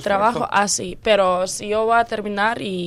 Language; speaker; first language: Spanish; non-native, learner; Croatian